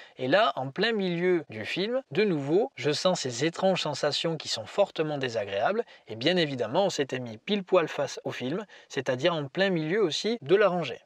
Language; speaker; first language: French; native; French